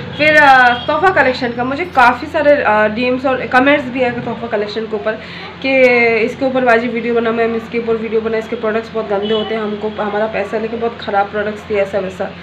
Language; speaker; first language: Hindi; non-native, local second language; Bangla